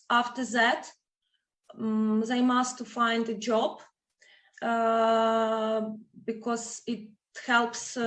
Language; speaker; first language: English; non-native, fluent; Ukrainian